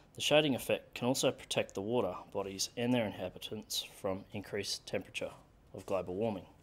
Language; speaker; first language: English; native; English